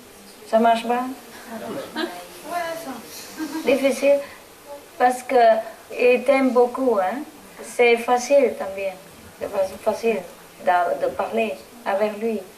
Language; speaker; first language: French; non-native, learner; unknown